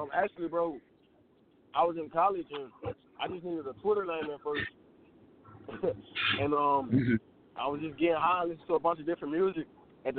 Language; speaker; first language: English; native; English